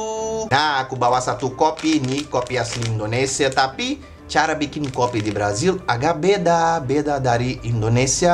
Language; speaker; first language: Indonesian; non-native, fluent; Portuguese